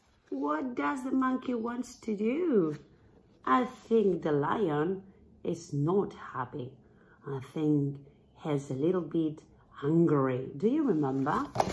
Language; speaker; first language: English; non-native, fluent; Spanish